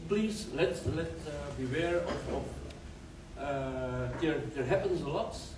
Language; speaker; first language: English; non-native, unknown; Dutch